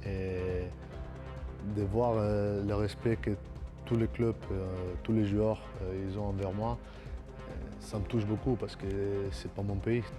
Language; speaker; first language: French; non-native, fluent; Spanish